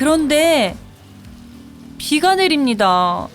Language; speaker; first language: Korean; native; Korean